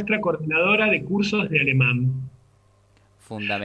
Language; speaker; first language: Spanish; native; Spanish